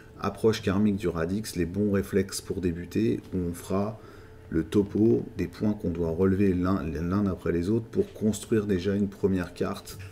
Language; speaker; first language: French; native; French